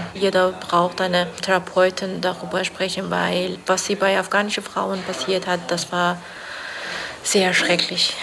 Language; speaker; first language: German; non-native, fluent; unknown